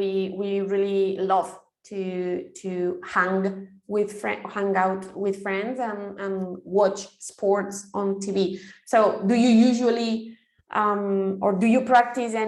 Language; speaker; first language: English; non-native, fluent; Spanish